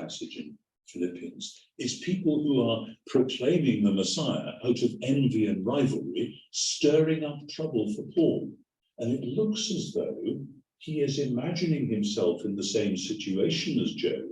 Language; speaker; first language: English; native; English